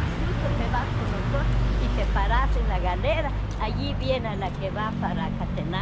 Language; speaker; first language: Spanish; native; Spanish